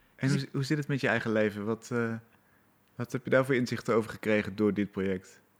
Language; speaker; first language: Dutch; native; Dutch